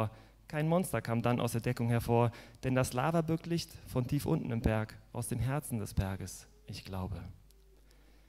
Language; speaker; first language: German; native; German